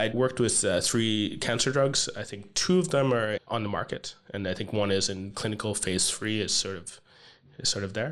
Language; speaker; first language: English; native; English